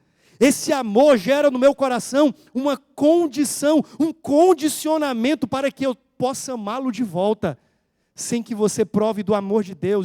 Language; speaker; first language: Portuguese; native; Portuguese